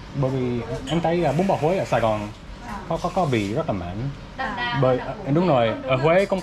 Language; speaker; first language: Vietnamese; non-native, learner; English